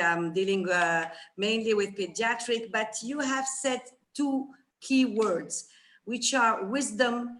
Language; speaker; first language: English; non-native, fluent; Arabic